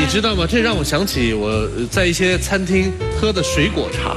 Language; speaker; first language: Chinese; native; Chinese